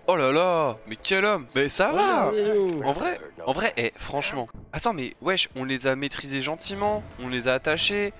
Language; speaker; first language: French; native; French